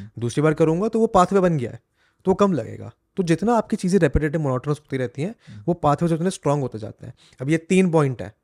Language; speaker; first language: Hindi; native; Hindi